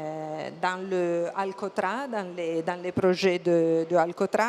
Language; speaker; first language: French; non-native, fluent; Italian